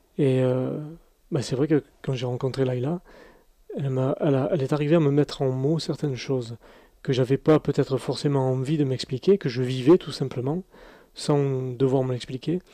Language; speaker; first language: French; native; French